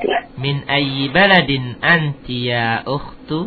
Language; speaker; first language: Arabic; non-native, fluent; Indonesian